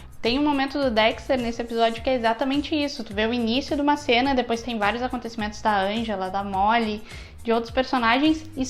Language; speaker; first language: Portuguese; native; Portuguese